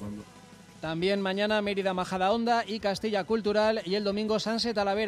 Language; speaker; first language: Spanish; native; Spanish